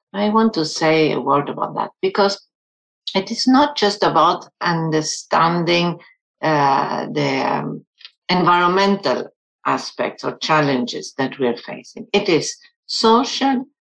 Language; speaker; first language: English; non-native, fluent; German